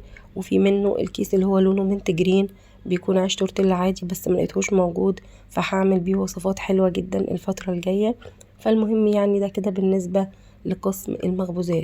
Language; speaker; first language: Arabic; native; Arabic